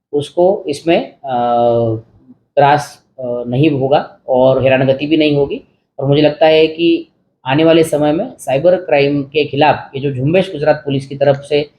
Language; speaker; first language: Hindi; non-native, local second language; Gujarati